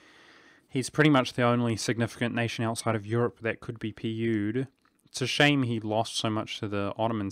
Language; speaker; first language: English; native; English